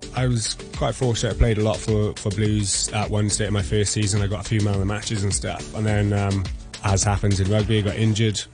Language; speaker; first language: English; native; English